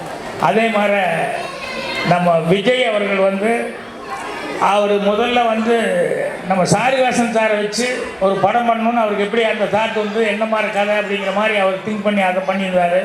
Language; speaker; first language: Tamil; native; Tamil